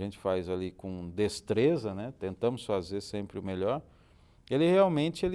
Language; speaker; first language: Portuguese; native; Portuguese